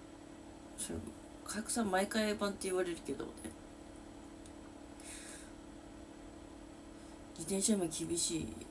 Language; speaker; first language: Japanese; native; Japanese